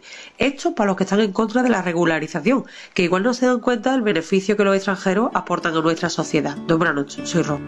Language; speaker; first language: Spanish; native; Spanish